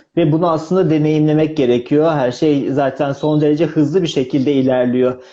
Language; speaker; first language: Turkish; native; Turkish